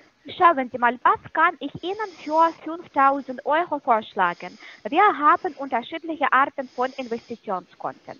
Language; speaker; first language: German; non-native, fluent; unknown